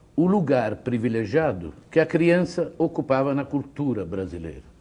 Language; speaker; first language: Portuguese; non-native, fluent; Italian